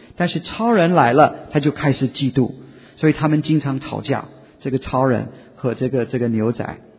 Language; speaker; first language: Chinese; non-native, fluent; English